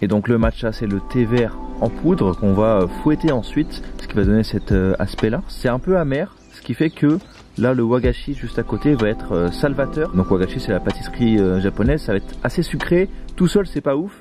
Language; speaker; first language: French; native; French